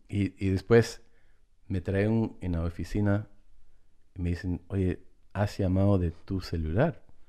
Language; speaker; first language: Spanish; non-native, fluent; English